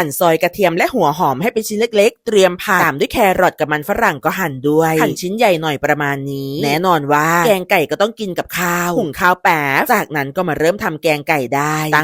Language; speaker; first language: Thai; native; Thai